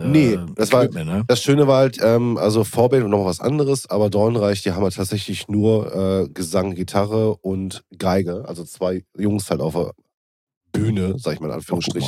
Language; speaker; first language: German; native; German